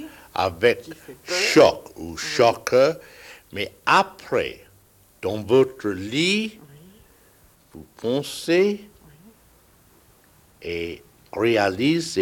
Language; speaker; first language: French; non-native, learner; English